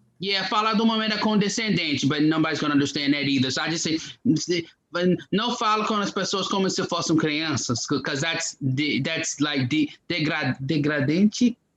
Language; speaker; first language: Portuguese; non-native, fluent; English